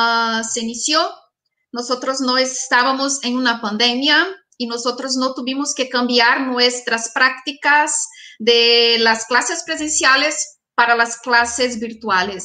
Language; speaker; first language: Spanish; non-native, fluent; Portuguese